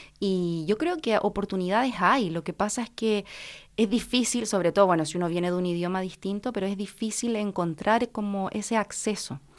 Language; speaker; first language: Spanish; native; Spanish